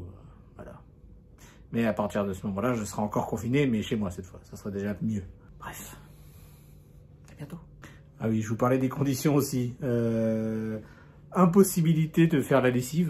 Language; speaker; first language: French; native; French